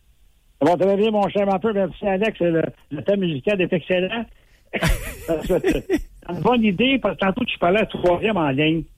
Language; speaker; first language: French; native; French